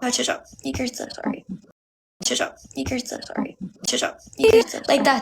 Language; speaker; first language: English; non-native, learner; Amharic